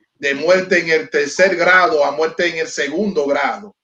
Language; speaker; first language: Spanish; early bilingual, heritage; Spanish